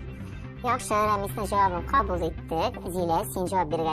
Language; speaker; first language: Tatar; native; Tatar